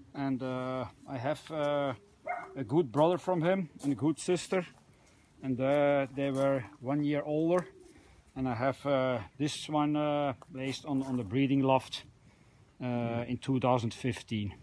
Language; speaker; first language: English; non-native, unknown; Dutch